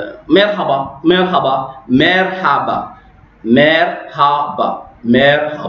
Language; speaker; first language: Turkish; non-native, learner; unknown